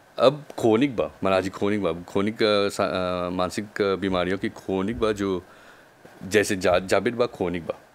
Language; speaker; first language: Hindi; non-native, local second language; Bhojpuri